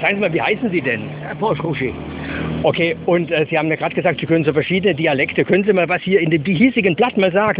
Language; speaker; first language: German; native; German